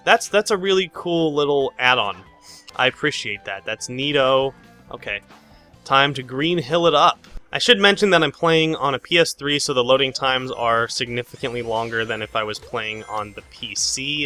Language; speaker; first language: English; native; English